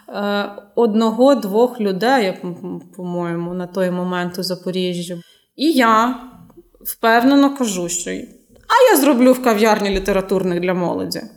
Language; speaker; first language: Ukrainian; native; Ukrainian